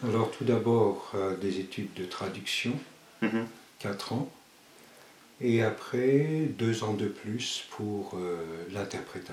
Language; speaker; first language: French; early bilingual, other home language; Spanish